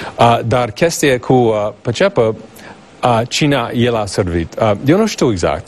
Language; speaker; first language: Romanian; non-native, learner; English